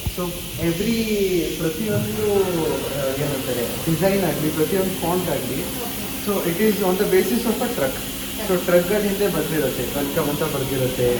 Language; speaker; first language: Kannada; non-native, local second language; Punjabi